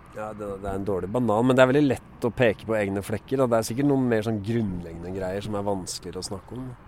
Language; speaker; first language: Norwegian; native; Norwegian